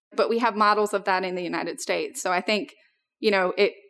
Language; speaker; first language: English; native; English